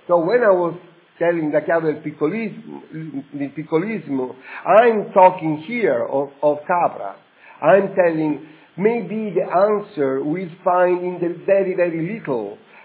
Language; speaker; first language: English; non-native, fluent; Italian